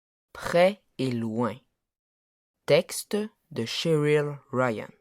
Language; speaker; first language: French; non-native, learner; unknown